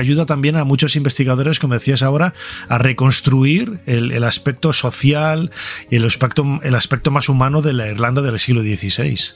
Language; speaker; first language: Spanish; native; Spanish